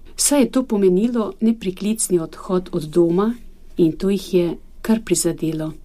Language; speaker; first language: Slovenian; non-native, fluent; Albanian